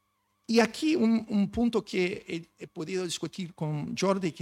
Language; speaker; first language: Spanish; non-native, fluent; Portuguese